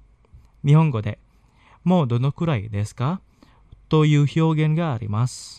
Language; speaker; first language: Japanese; non-native, fluent; Indonesian